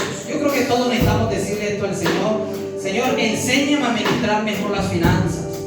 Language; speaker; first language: Spanish; native; Spanish